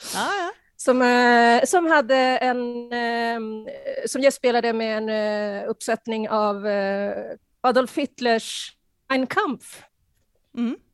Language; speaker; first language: Swedish; early bilingual, heritage; Spanish